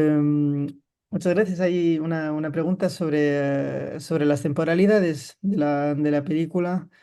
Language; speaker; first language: Spanish; non-native, fluent; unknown